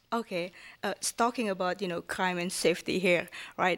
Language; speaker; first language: English; non-native, fluent; Japanese